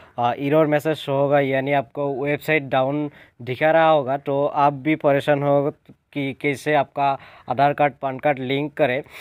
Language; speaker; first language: Hindi; non-native, local second language; Assamese